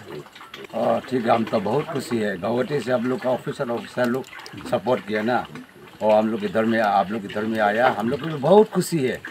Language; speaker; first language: Hindi; non-native, local second language; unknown